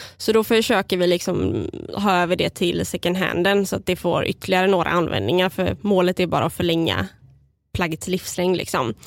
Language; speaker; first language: Swedish; early bilingual, other home language; Bulgarian